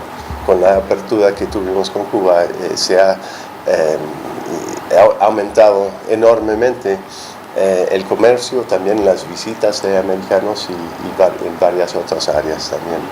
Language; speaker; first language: Spanish; non-native, fluent; English